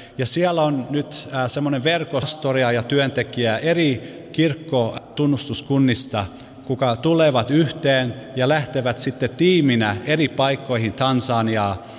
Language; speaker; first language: Finnish; early bilingual, heritage; Finnish